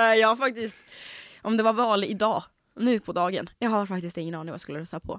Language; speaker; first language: Swedish; early bilingual, other home language; Russian